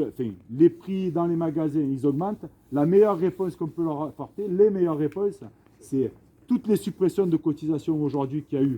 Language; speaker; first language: French; native; French